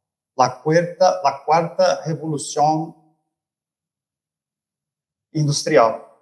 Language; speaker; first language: Spanish; non-native, fluent; Portuguese